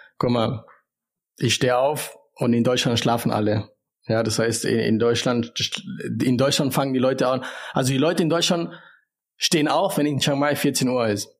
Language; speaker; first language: German; early bilingual, other home language; Spanish